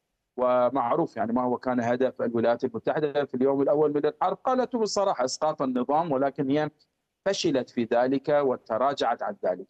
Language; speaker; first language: Arabic; non-native, fluent; Persian